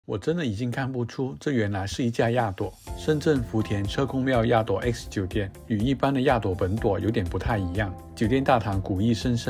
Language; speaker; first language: Chinese; native; Chinese